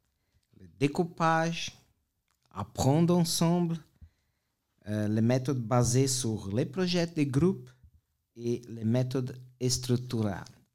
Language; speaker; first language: French; non-native, fluent; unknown